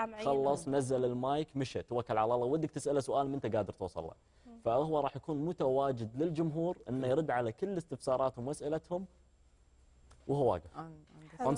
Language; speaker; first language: Arabic; native; Arabic